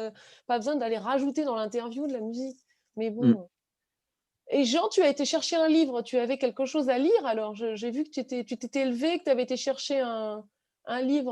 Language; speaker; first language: French; native; French